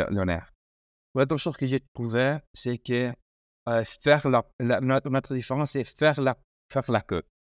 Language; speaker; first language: French; non-native, learner; Spanish